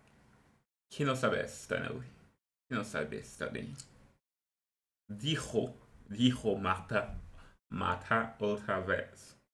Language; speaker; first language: Spanish; non-native, learner; French